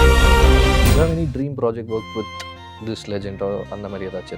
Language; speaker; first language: Tamil; native; Tamil